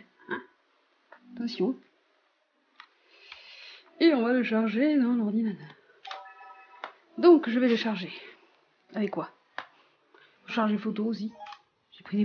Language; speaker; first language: French; native; French